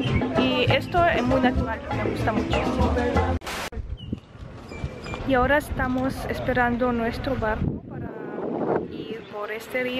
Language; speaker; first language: Spanish; non-native, fluent; Russian